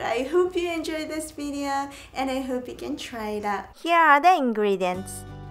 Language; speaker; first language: English; non-native, fluent; Japanese